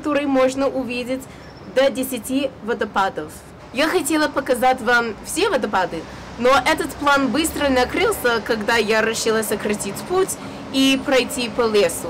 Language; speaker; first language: Russian; non-native, fluent; English